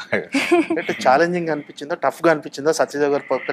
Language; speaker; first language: Telugu; native; Telugu